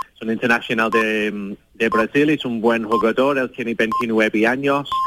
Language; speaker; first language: Spanish; non-native, fluent; English